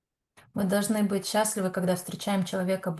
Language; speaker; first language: Russian; native; Russian